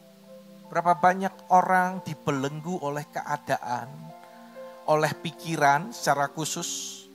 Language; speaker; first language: Indonesian; native; Indonesian